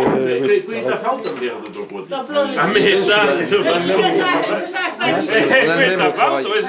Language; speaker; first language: French; native; French